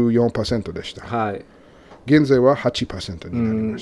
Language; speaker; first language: Japanese; non-native, learner; English